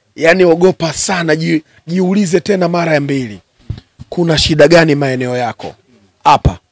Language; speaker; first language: Swahili; native; Swahili